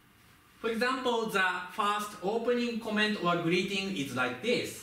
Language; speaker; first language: English; non-native, fluent; Japanese